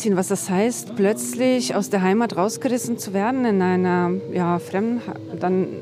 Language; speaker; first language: German; non-native, fluent; Russian